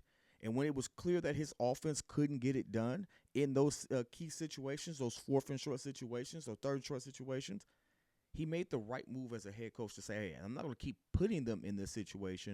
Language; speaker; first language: English; native; English